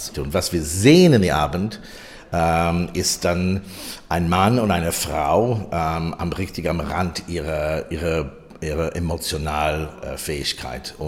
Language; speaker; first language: German; non-native, fluent; English